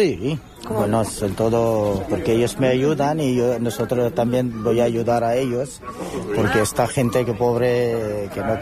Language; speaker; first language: Spanish; non-native, learner; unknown